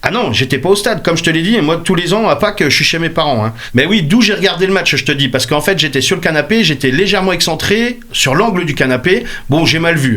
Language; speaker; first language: French; native; French